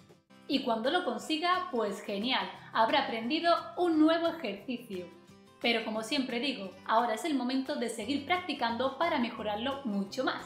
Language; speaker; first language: Spanish; native; Spanish